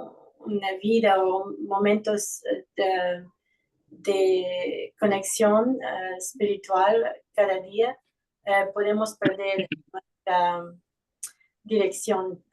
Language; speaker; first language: Spanish; non-native, fluent; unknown